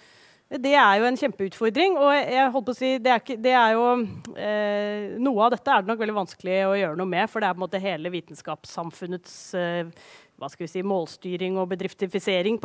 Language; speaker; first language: Norwegian; native; Norwegian